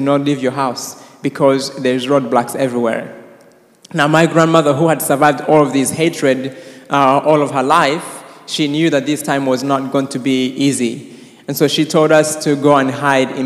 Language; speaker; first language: English; non-native, local second language; Kinyarwanda